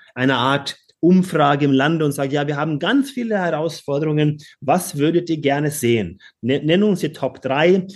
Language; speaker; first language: German; non-native, fluent; Norwegian